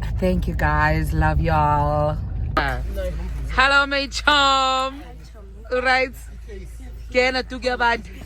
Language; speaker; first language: Zulu; non-native, local second language; Xhosa